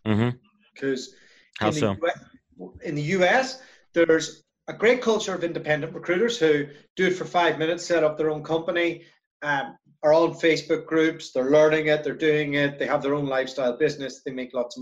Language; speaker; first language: English; native; English